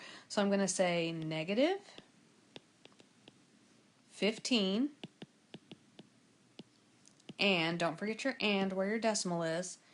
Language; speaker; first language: English; native; English